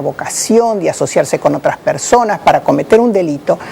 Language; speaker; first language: Spanish; native; Spanish